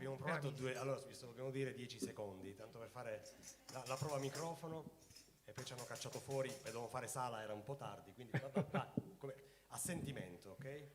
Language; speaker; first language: Italian; native; Italian